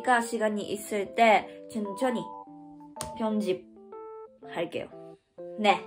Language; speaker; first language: Korean; non-native, learner; Japanese